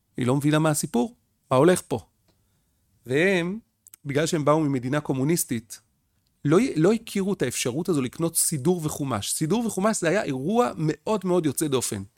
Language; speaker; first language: Hebrew; native; Hebrew